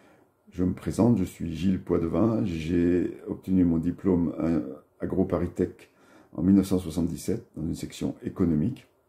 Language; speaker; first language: French; native; French